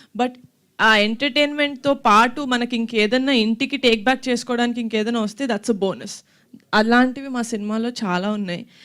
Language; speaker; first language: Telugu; native; Telugu